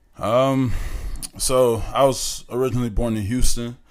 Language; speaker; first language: English; native; English